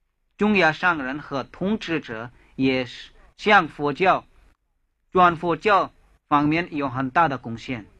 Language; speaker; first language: Chinese; non-native, fluent; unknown